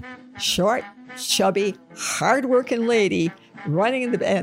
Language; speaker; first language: English; native; English